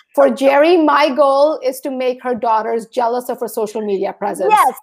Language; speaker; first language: English; early bilingual, other home language; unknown